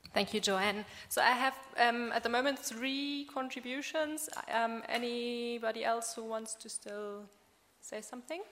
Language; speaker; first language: English; non-native, fluent; German